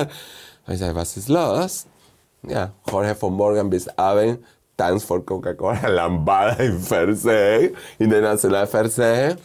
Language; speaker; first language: German; non-native, fluent; Spanish